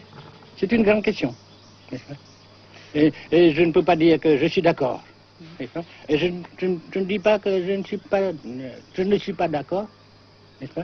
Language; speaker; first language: French; non-native, fluent; Vietnamese